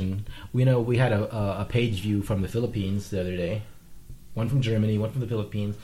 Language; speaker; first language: English; non-native, fluent; Vietnamese